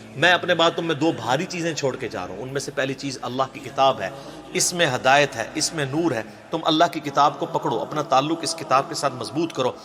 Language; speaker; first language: Urdu; native; Urdu